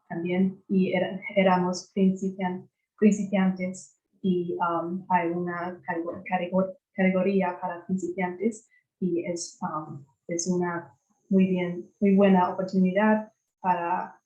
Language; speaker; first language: Spanish; non-native, fluent; English